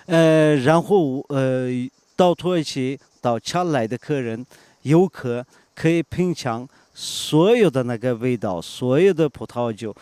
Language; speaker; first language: Chinese; non-native, fluent; Turkish